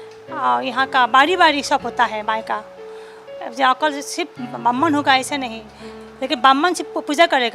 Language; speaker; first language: Hindi; non-native, local second language; Assamese